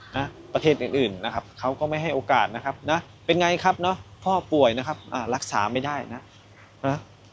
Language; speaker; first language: Thai; native; Thai